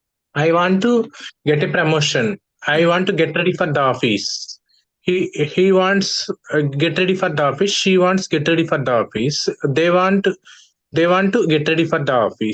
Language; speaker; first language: English; non-native, learner; Telugu